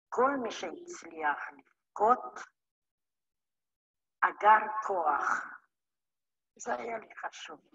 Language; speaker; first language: Hebrew; non-native, fluent; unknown